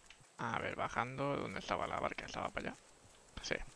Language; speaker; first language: Spanish; native; Spanish